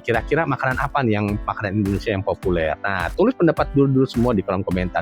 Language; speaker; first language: Indonesian; native; Indonesian